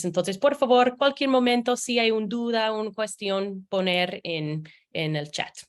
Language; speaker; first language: Spanish; non-native, fluent; English